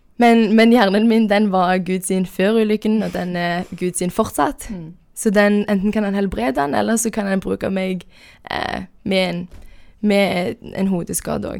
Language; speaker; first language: Norwegian; native; Norwegian